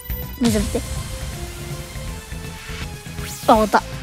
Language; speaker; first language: Japanese; native; Japanese